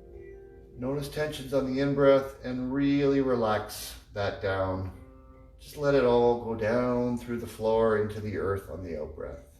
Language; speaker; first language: English; native; English